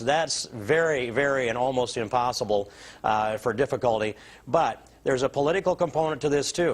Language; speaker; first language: English; native; English